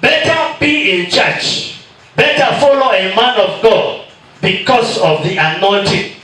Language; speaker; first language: English; non-native, local second language; Swahili